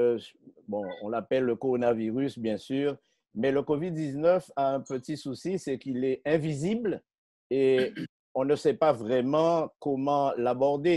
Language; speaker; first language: French; native; French